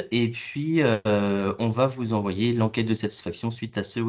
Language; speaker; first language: French; native; French